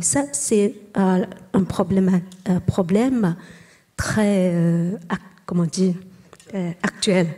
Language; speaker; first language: French; non-native, learner; Chinese